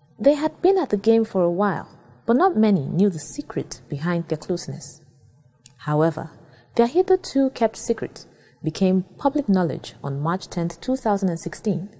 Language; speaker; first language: English; non-native, local second language; Yoruba